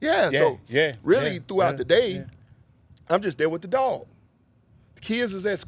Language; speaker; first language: English; native; English